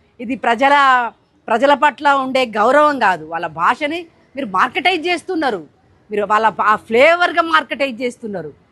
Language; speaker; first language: Telugu; native; Telugu